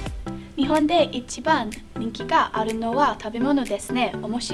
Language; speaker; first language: Japanese; non-native, learner; English